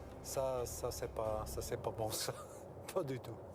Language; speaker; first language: French; non-native, local second language; Dutch